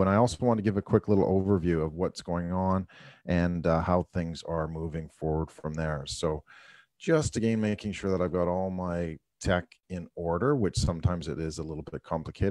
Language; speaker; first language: English; native; English